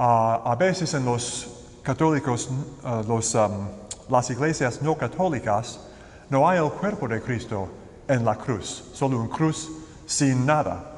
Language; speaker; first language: Spanish; non-native, learner; English